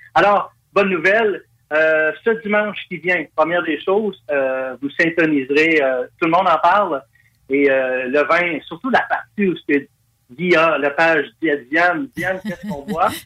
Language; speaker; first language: French; native; French